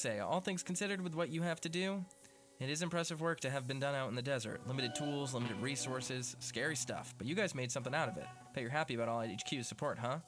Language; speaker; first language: English; native; English